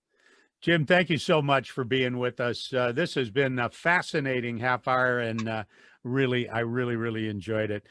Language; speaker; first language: English; native; English